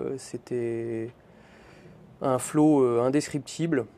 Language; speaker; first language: French; native; French